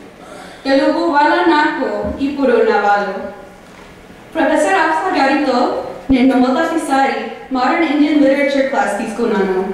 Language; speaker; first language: Telugu; non-native, learner; English